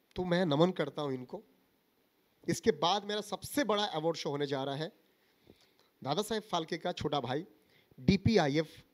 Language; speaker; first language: Hindi; non-native, local second language; Bangla